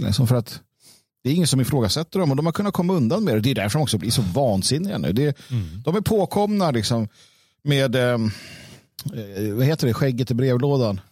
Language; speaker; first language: Swedish; native; Swedish